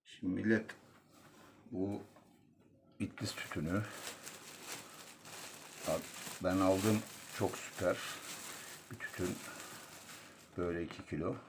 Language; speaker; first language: Turkish; native; Turkish